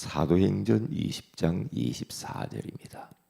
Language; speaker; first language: Korean; native; Korean